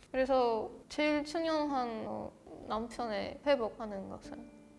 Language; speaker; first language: Korean; non-native, learner; Russian